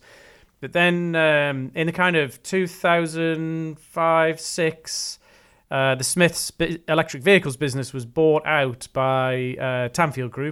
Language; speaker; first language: English; native; English